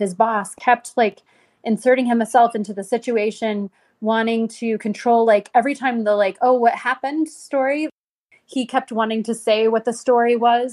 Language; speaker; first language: English; native; English